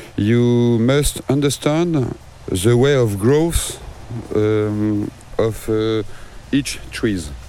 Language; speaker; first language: English; non-native, learner; French